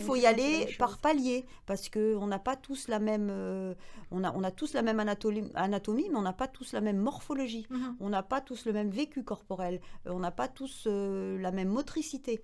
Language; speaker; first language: French; native; French